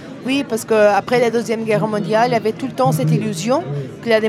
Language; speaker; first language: French; non-native, fluent; Portuguese